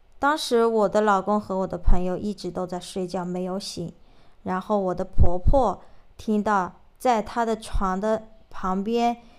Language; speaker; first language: Chinese; native; Chinese